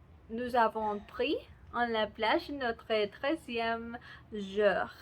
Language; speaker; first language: French; non-native, learner; Spanish